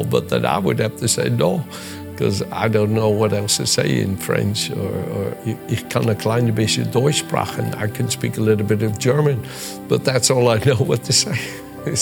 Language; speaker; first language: English; non-native, fluent; Dutch